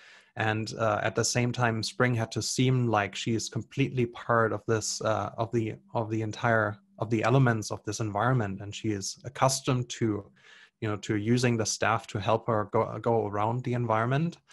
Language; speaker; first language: English; non-native, fluent; German